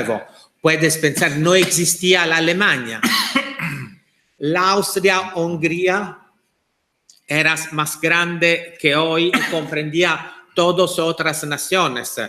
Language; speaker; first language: Spanish; non-native, fluent; Italian